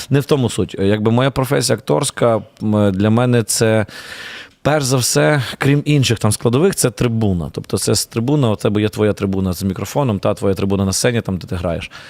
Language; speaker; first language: Ukrainian; native; Ukrainian